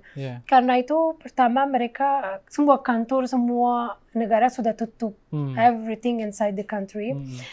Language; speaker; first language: Indonesian; non-native, fluent; Persian